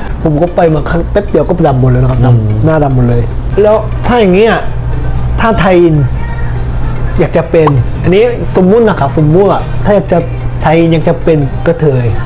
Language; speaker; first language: Thai; non-native, fluent; Korean